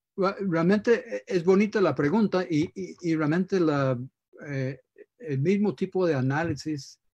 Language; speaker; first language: Spanish; non-native, fluent; English